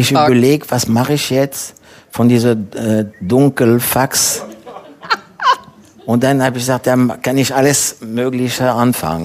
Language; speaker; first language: German; non-native, fluent; French